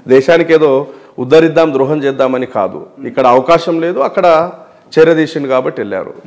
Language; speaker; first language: Telugu; non-native, local second language; Marathi